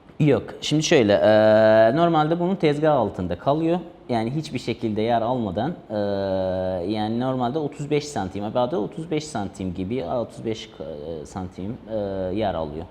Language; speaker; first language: Turkish; non-native, fluent; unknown